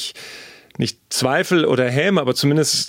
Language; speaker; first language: German; native; German